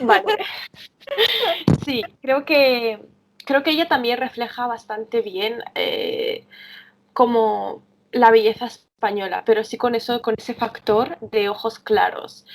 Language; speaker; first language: Spanish; early bilingual, other home language; Romanian